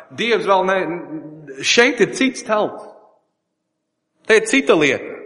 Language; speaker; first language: Latvian; non-native, learner; English